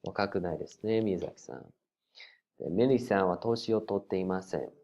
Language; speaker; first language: Japanese; non-native, fluent; English